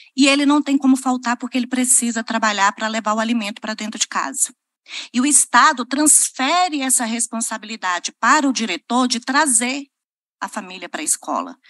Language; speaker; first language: Portuguese; native; Portuguese